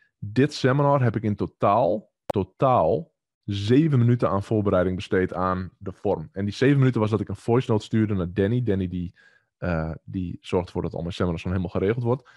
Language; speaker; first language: Dutch; native; Dutch